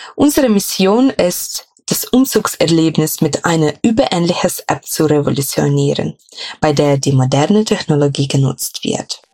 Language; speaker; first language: German; non-native, fluent; Ukrainian